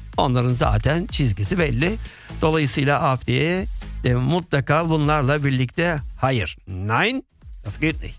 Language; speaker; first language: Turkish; early bilingual, heritage; Turkish